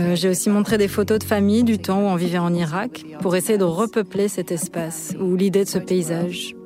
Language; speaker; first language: French; early bilingual, other home language; Arabic